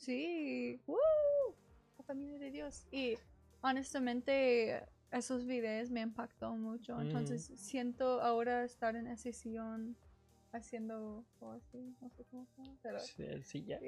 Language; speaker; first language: Spanish; non-native, learner; English